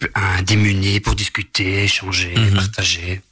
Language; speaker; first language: French; native; French